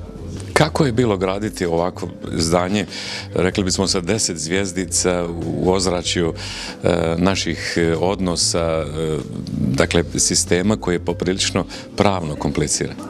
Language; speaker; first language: Croatian; native; Croatian